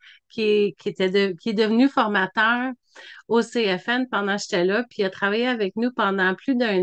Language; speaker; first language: French; native; French